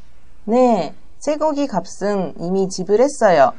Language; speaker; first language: Korean; non-native, learner; Japanese